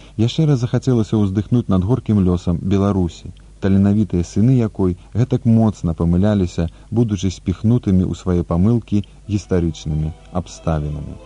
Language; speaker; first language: Belarusian; native; Belarusian